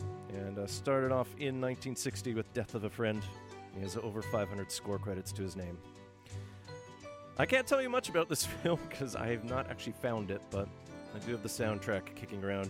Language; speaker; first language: English; early bilingual, other home language; Finnish